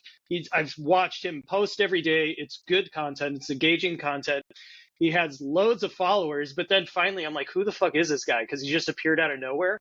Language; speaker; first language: English; native; English